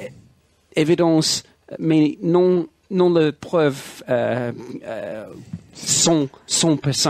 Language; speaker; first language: French; non-native, learner; English